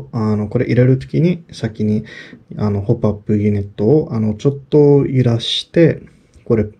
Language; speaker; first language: Japanese; non-native, fluent; English